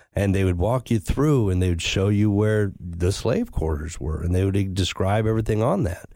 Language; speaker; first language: English; native; English